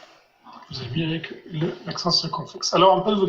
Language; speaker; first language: French; non-native, fluent; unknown